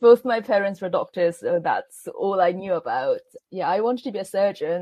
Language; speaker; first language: English; non-native, fluent; Korean